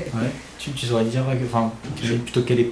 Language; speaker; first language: French; native; French